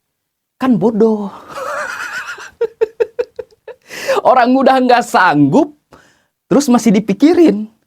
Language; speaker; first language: Indonesian; native; Indonesian